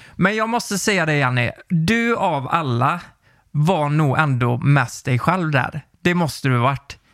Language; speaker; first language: Swedish; native; Swedish